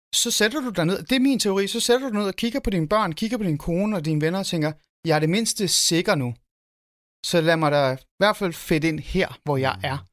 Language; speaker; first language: Danish; early bilingual, other home language; Arabic